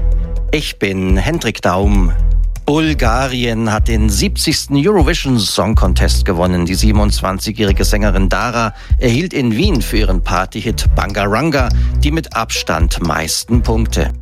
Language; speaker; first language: German; native; German